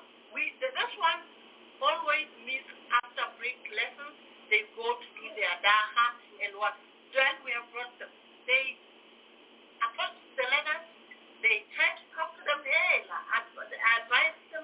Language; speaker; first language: English; non-native, local second language; Southern Sotho